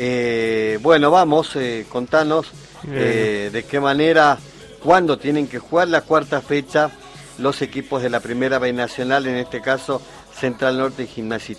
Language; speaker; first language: Spanish; native; Spanish